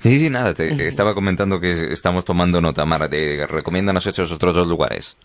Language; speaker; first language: Spanish; native; Spanish